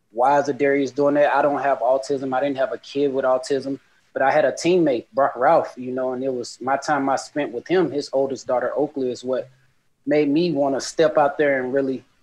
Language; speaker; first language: English; native; English